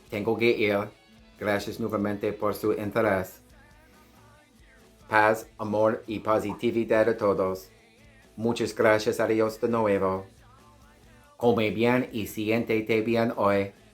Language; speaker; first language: Spanish; non-native, learner; English